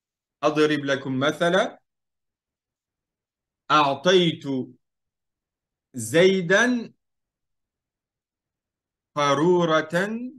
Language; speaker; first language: Arabic; non-native, fluent; French